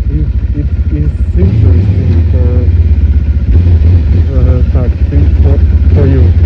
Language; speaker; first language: English; non-native, learner; Russian